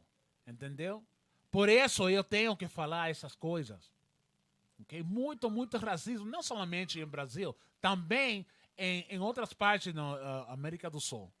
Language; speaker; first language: Portuguese; non-native, learner; Spanish